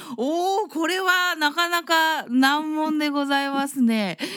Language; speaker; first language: Japanese; early bilingual, heritage; Japanese